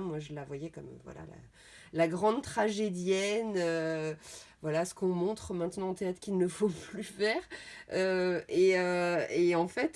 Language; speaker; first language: French; native; French